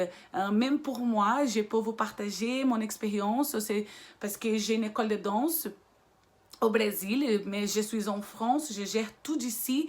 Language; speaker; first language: French; non-native, fluent; Portuguese